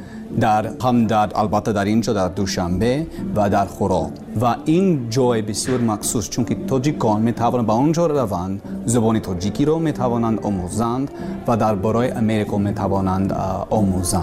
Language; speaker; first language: Persian; non-native, learner; English